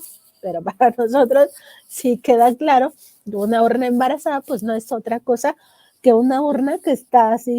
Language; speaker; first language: Spanish; native; Spanish